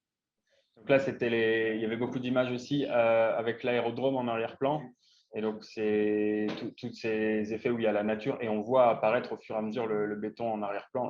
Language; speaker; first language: French; native; French